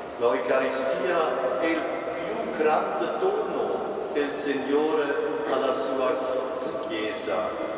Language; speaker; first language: Italian; non-native, fluent; German